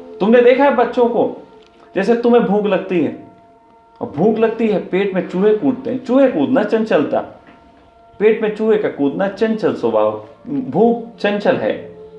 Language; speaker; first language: Hindi; native; Hindi